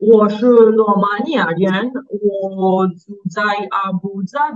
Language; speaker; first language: Chinese; non-native, learner; Romanian